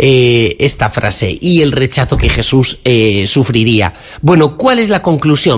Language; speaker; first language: Spanish; native; Spanish